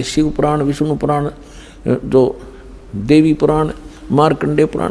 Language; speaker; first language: Hindi; native; Hindi